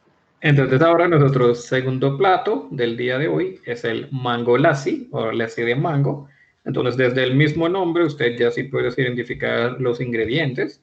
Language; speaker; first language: Spanish; non-native, fluent; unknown